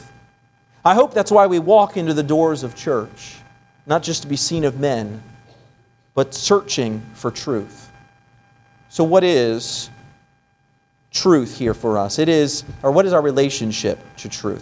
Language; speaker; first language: English; native; English